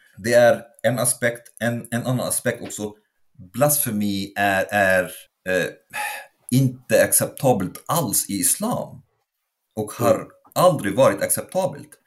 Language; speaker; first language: Swedish; non-native, fluent; Arabic